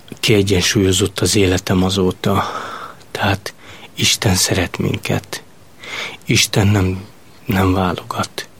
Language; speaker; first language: Hungarian; non-native, local second language; Romany